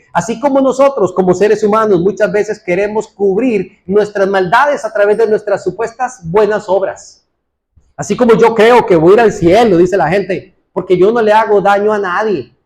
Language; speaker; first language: Spanish; native; Spanish